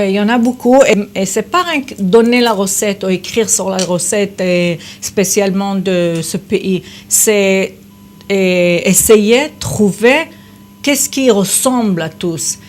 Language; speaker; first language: French; non-native, fluent; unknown